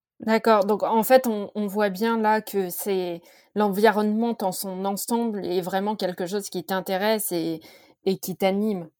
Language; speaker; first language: French; native; French